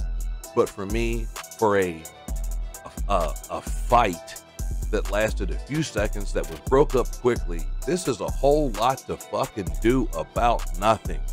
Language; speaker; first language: English; native; English